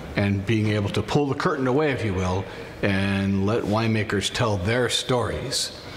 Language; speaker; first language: English; native; English